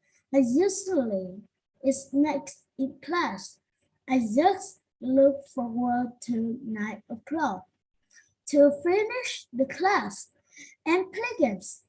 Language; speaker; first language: English; non-native, learner; Vietnamese